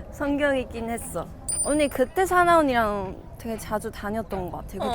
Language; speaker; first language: Korean; non-native, fluent; Chinese